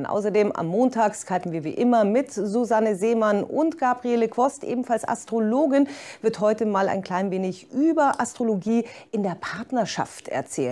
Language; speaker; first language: German; native; German